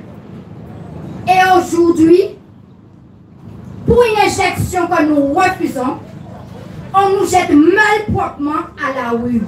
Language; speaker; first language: French; native; French